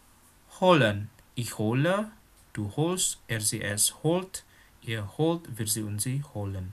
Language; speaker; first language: German; non-native, fluent; Indonesian